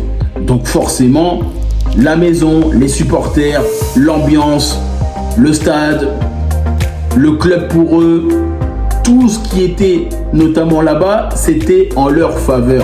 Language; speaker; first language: French; native; French